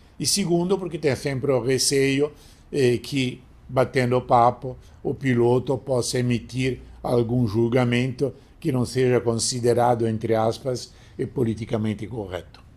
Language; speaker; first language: Portuguese; non-native, fluent; Italian